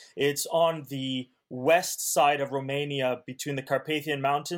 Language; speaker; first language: English; early bilingual, other home language; Hungarian